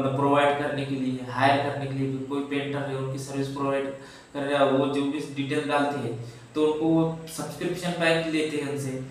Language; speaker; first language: Hindi; non-native, local second language; Urdu